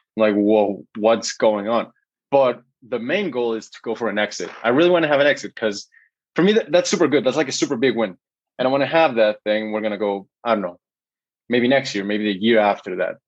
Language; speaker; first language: English; non-native, fluent; Spanish